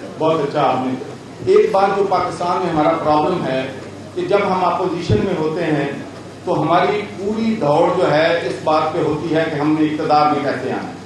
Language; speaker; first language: Urdu; non-native, local second language; Punjabi